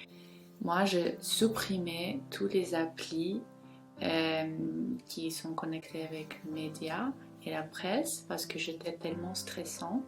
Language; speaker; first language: French; non-native, fluent; Ukrainian